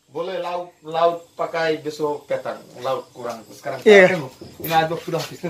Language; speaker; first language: Indonesian; non-native, learner; Bangla